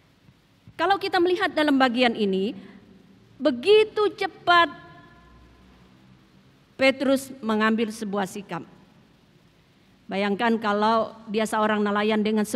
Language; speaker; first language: Indonesian; native; Indonesian